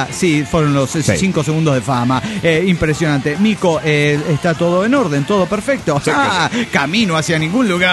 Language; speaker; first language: Spanish; native; Spanish